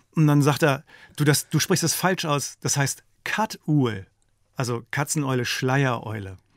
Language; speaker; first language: German; native; German